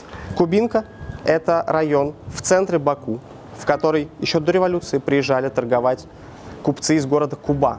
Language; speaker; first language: Russian; native; Russian